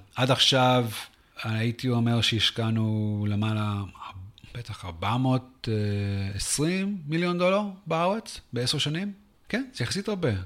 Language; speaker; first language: Hebrew; non-native, fluent; English